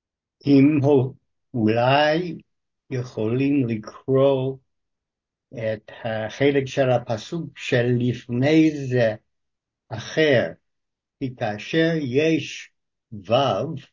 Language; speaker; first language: Hebrew; non-native, fluent; English